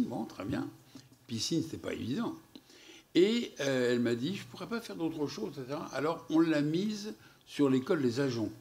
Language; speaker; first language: French; native; French